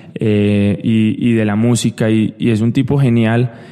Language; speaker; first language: Spanish; early bilingual, heritage; Spanish